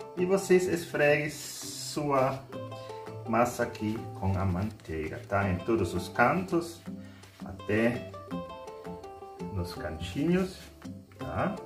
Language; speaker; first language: Portuguese; non-native, learner; German